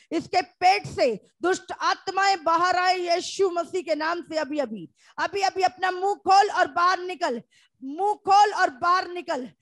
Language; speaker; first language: Hindi; native; Hindi